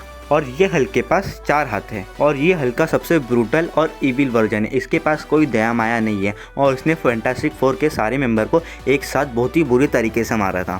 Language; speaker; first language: Hindi; native; Hindi